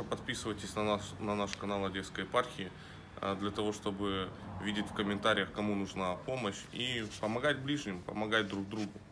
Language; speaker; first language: Russian; native; Russian